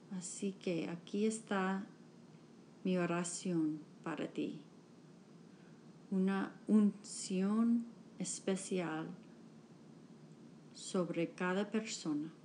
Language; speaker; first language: Spanish; non-native, learner; English